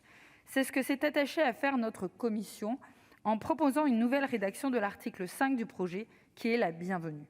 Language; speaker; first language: French; native; French